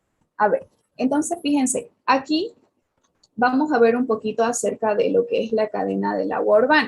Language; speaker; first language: Spanish; native; Spanish